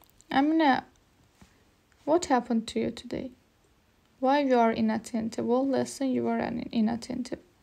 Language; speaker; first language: English; non-native, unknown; Azerbaijani